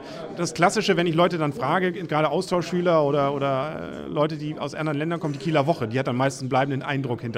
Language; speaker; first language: German; native; German